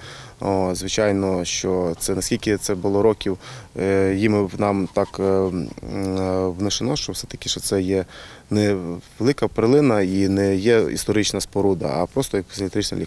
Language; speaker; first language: Ukrainian; native; Ukrainian